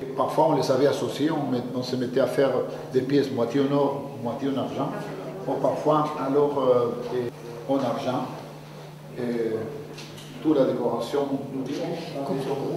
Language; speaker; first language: French; non-native, fluent; Spanish